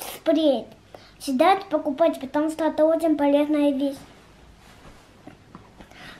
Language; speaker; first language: Russian; native; Russian